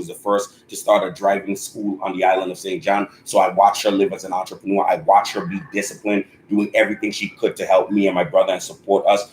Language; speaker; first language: English; native; English